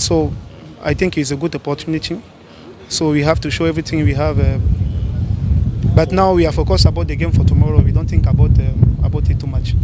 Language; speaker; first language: English; non-native, learner; French